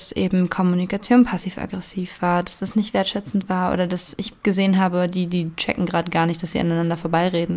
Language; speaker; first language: German; native; German